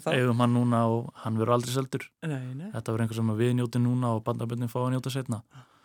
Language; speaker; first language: Icelandic; native; Icelandic